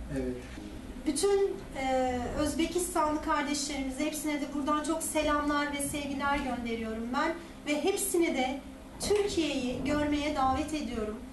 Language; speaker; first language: Turkish; native; Turkish